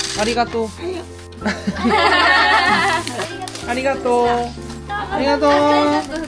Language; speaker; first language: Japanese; non-native, learner; Korean